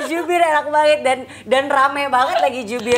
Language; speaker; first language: Indonesian; native; Indonesian